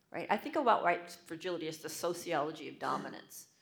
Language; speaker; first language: English; native; English